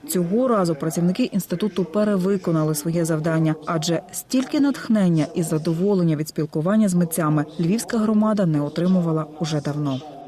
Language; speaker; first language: Ukrainian; native; Ukrainian